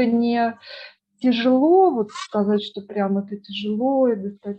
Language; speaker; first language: Russian; native; Russian